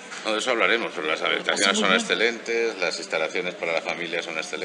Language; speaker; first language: Spanish; native; Spanish